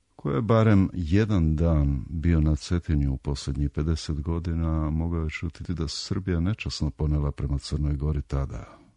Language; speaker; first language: Serbian; native; Serbian